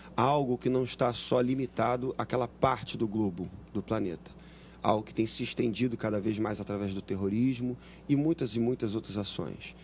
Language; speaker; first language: Portuguese; native; Portuguese